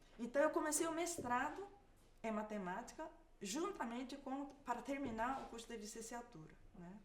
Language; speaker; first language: Portuguese; early bilingual, other home language; Japanese